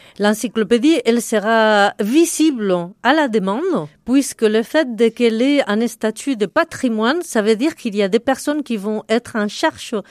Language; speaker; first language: French; non-native, fluent; Spanish